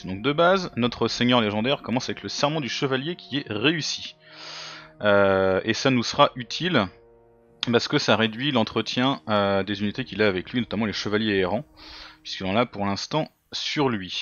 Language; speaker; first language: French; native; French